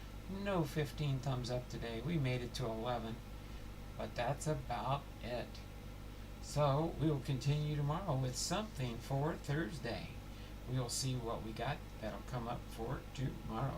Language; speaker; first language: English; native; English